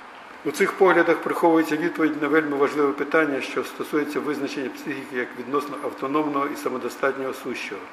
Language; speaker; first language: Ukrainian; native; Ukrainian